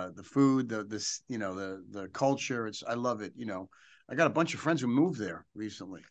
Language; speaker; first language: English; native; English